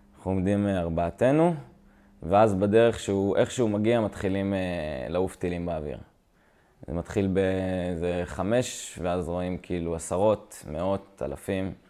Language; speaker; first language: Hebrew; native; Hebrew